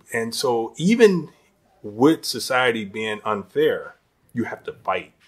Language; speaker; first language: English; native; English